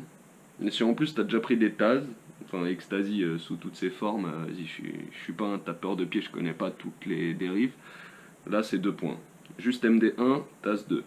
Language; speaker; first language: French; native; French